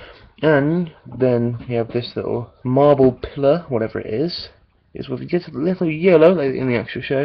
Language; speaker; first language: English; native; English